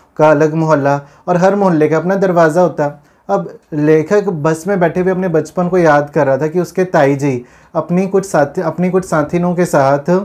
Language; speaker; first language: Hindi; non-native, local second language; Punjabi